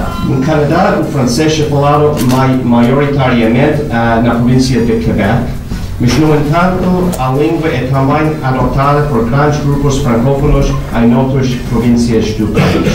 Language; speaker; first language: Portuguese; non-native, fluent; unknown